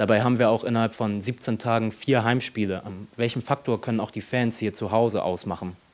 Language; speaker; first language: German; native; German